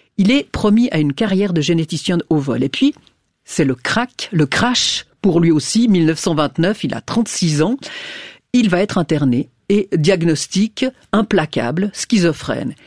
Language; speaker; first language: French; native; French